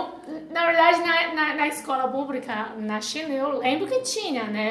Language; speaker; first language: Portuguese; non-native, fluent; Chinese